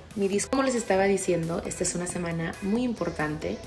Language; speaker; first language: Spanish; early bilingual, other home language; English